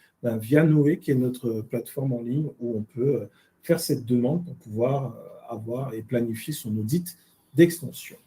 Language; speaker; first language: French; native; French